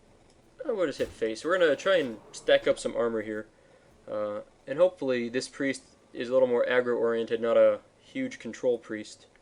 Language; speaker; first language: English; native; English